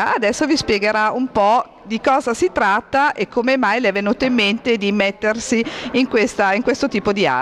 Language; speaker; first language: Italian; native; Italian